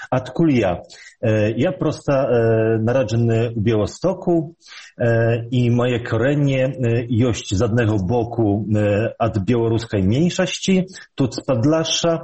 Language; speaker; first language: Belarusian; early bilingual, heritage; Polish